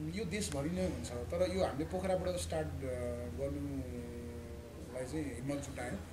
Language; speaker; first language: Nepali; native; Nepali